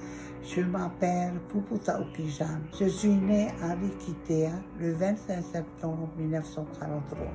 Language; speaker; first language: French; non-native, local second language; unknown